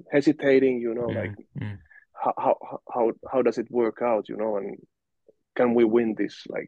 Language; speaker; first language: English; non-native, fluent; Finnish